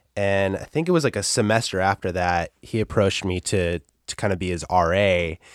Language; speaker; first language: English; native; English